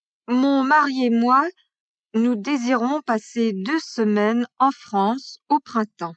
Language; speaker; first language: French; native; French